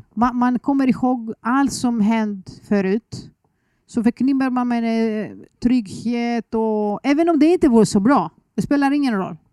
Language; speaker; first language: Swedish; non-native, fluent; Greek